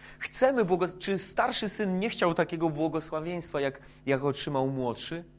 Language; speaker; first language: Polish; non-native, fluent; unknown